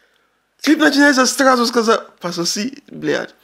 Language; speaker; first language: Russian; non-native, learner; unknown